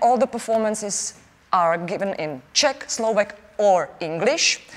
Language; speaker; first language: English; non-native, fluent; Czech